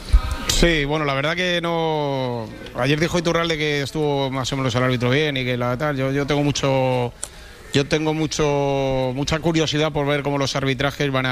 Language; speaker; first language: Spanish; native; Spanish